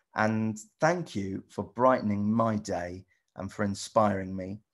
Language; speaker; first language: English; native; English